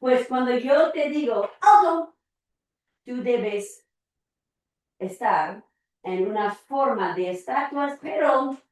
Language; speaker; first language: Spanish; non-native, learner; English